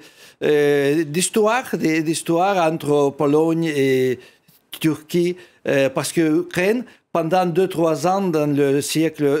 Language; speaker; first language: French; non-native, fluent; Russian